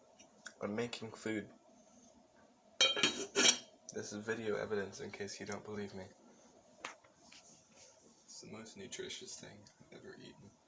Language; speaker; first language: English; native; English